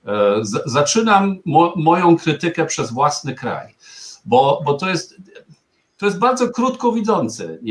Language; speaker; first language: Polish; non-native, fluent; German